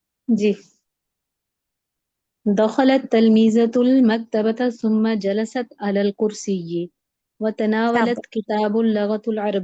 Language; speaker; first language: Arabic; non-native, learner; Urdu